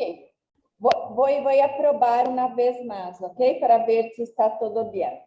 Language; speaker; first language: Spanish; non-native, learner; Portuguese